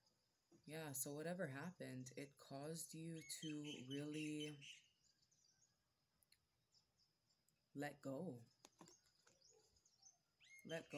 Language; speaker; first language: English; native; English